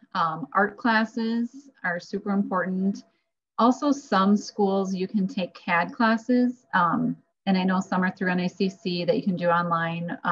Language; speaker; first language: English; native; English